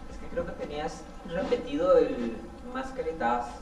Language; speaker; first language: Spanish; native; Spanish